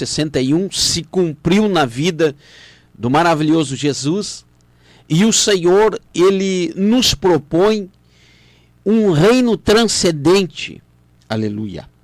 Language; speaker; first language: Portuguese; native; Portuguese